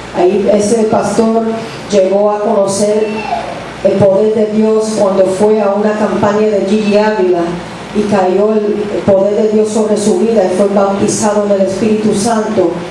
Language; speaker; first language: Spanish; early bilingual, heritage; English